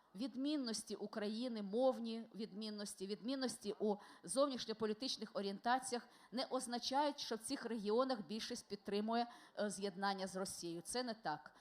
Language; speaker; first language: Ukrainian; non-native, local second language; Russian